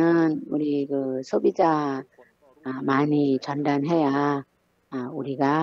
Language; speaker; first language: Korean; non-native, learner; Thai